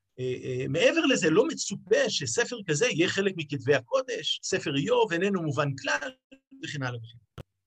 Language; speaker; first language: Hebrew; native; Hebrew